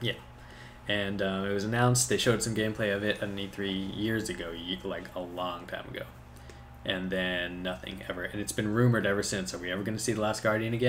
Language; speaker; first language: English; native; English